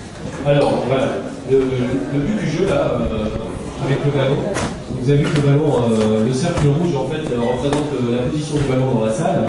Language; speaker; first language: French; native; French